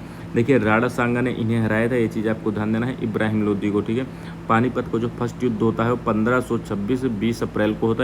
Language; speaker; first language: Hindi; native; Hindi